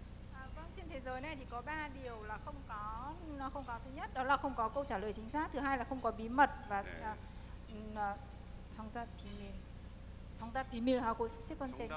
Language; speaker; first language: Vietnamese; native; Vietnamese